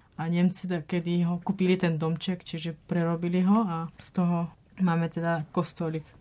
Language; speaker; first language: Slovak; non-native, fluent; Russian